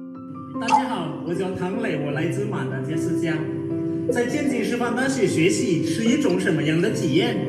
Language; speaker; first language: Chinese; non-native, fluent; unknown